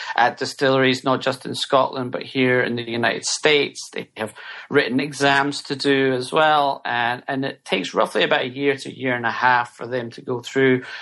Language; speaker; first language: English; native; English